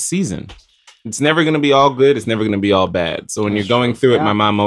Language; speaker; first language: English; native; English